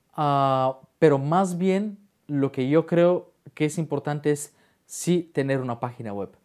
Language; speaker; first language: Spanish; non-native, fluent; Bulgarian